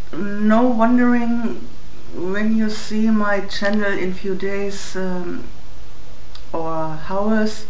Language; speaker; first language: English; non-native, learner; German